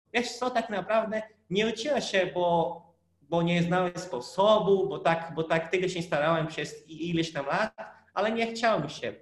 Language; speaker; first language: Polish; non-native, fluent; Portuguese